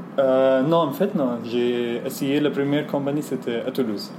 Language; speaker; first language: French; non-native, learner; Arabic